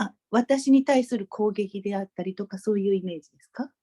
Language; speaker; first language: Japanese; native; Japanese